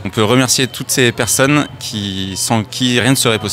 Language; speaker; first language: French; native; French